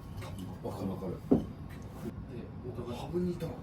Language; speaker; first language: Japanese; native; Japanese